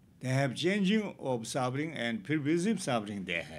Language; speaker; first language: English; non-native, learner; Tibetan